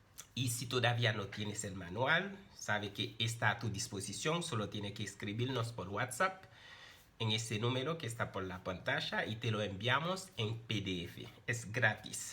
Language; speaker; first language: Spanish; non-native, fluent; Haitian Creole